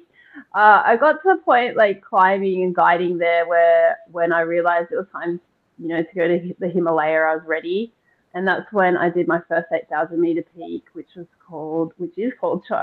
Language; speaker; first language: English; native; English